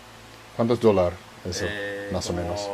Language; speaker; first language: Spanish; non-native, learner; English